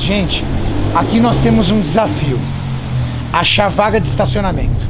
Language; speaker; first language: Portuguese; native; Portuguese